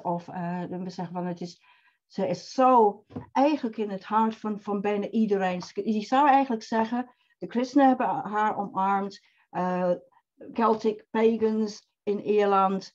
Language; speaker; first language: Dutch; non-native, fluent; English